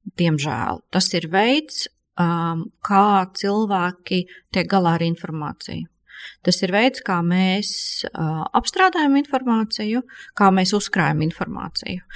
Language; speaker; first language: Latvian; native; Latvian